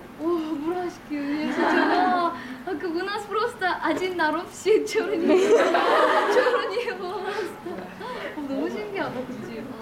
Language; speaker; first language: Russian; non-native, learner; Korean